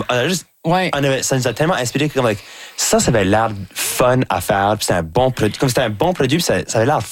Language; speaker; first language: French; native; French